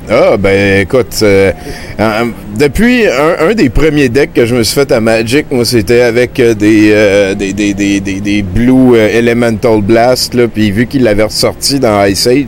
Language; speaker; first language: French; native; French